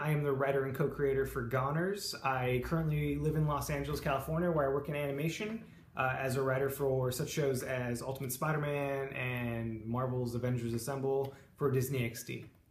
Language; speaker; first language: English; native; English